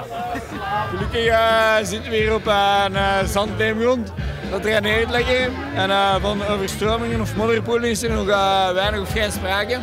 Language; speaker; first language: Dutch; native; Dutch